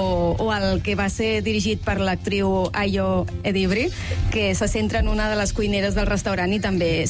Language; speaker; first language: Catalan; native; Catalan